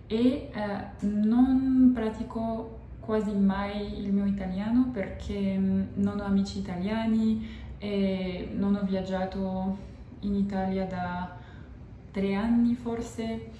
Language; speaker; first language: Italian; non-native, fluent; French